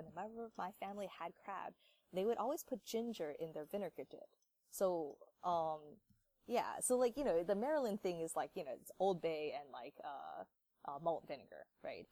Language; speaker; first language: English; native; English